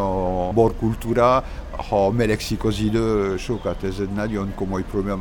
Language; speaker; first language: Hungarian; non-native, learner; French